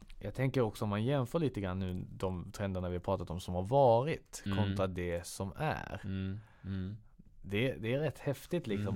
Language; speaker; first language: Swedish; native; Swedish